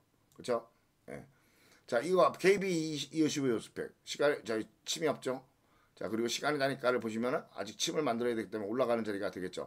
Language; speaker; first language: Korean; native; Korean